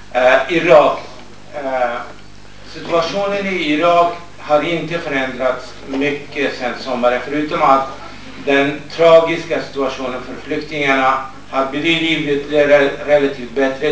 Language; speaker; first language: Swedish; non-native, fluent; Kurdish